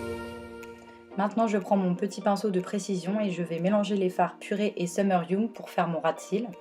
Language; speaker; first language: French; native; French